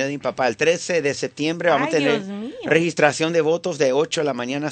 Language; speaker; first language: Spanish; early bilingual, heritage; Spanish